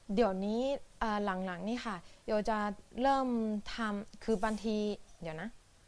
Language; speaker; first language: Thai; non-native, fluent; Japanese